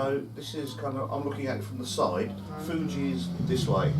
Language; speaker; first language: English; native; English